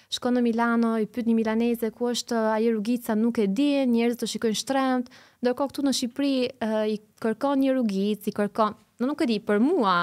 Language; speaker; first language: Albanian; early bilingual, heritage; Albanian